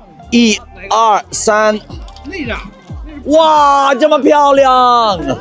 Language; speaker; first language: Chinese; non-native, fluent; English